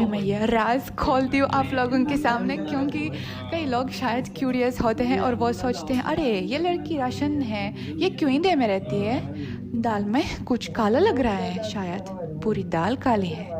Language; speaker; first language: Hindi; non-native, fluent; Russian